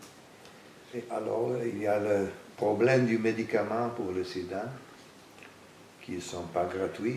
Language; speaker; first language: French; non-native, fluent; Italian